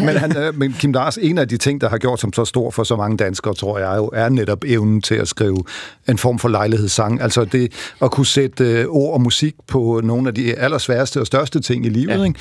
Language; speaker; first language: Danish; native; Danish